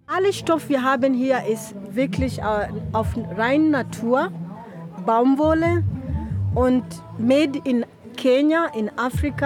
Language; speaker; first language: German; non-native, learner; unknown